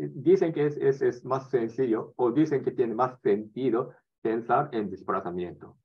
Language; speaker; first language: Spanish; non-native, learner; Japanese